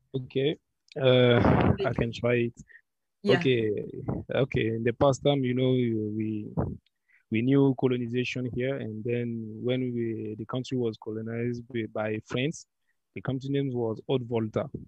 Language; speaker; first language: English; non-native, learner; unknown